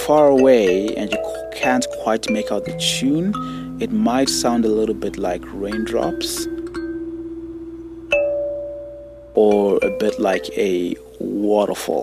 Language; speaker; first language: English; non-native, local second language; Shona